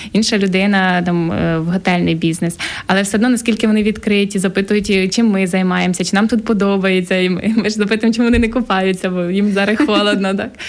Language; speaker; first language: Ukrainian; native; Ukrainian